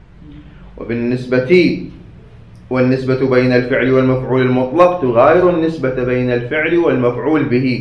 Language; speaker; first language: Arabic; native; Arabic